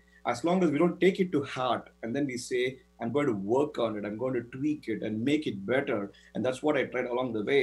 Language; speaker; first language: English; non-native, local second language; Tamil